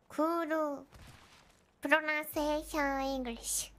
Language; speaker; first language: English; non-native, learner; Japanese